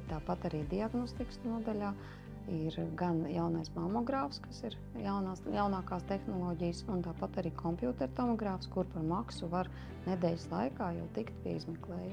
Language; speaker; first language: Latvian; native; Latvian